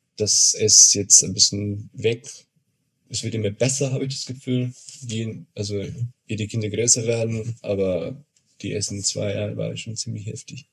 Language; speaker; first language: German; non-native, fluent; Spanish